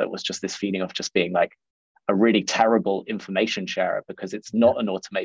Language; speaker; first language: English; native; English